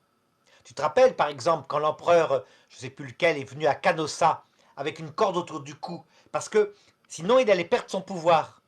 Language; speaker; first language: French; native; French